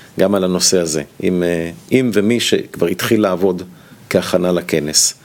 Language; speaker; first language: Hebrew; native; Hebrew